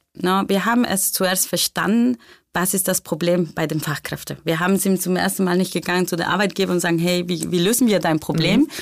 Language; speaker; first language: German; non-native, fluent; Spanish